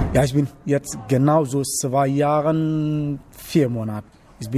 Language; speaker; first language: German; non-native, learner; Wolof